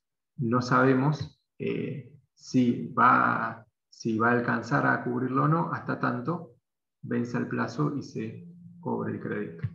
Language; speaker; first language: Spanish; native; Spanish